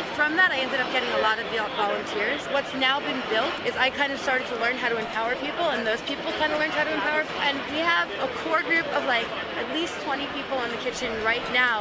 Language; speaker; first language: English; native; English